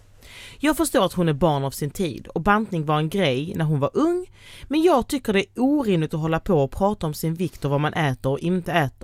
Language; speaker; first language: Swedish; native; Swedish